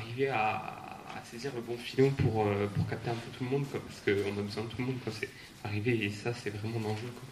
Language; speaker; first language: French; native; French